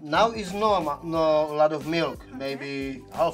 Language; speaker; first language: English; non-native, learner; Slovak